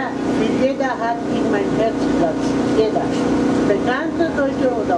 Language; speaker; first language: German; non-native, learner; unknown